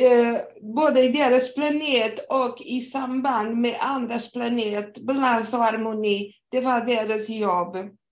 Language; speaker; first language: Swedish; non-native, fluent; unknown